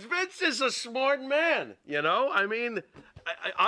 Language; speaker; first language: English; native; English